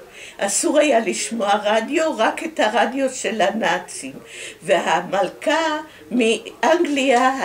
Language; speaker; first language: Hebrew; early bilingual, other home language; Dutch